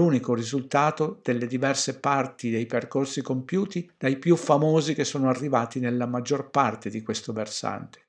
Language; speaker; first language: Italian; native; Italian